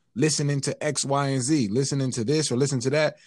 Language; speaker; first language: English; native; English